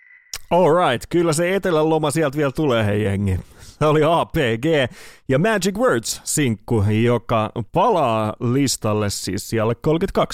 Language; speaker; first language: Finnish; native; Finnish